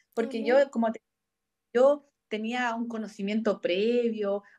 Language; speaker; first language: Spanish; native; Spanish